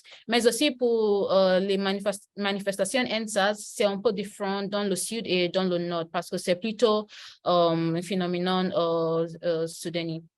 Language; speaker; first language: French; non-native, learner; Yoruba